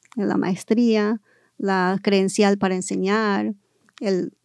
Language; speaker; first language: Spanish; early bilingual, heritage; Spanish